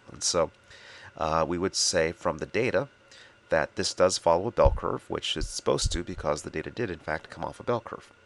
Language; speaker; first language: English; native; English